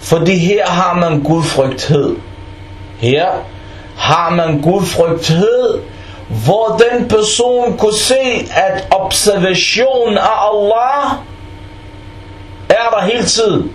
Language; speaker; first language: Danish; early bilingual, other home language; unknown